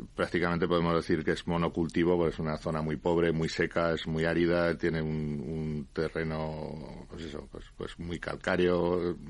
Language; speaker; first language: Spanish; native; Spanish